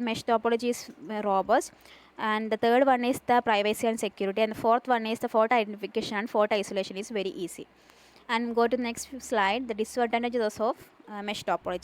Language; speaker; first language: English; non-native, local second language; Malayalam